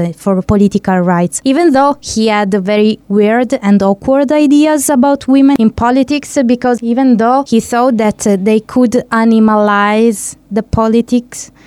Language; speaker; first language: English; non-native, fluent; Italian